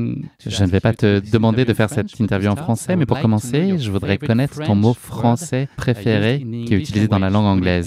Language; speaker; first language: French; native; French